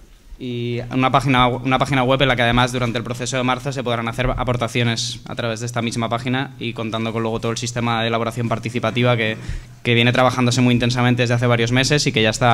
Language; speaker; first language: Spanish; native; Spanish